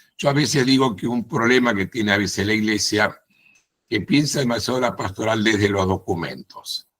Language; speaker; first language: Spanish; native; Spanish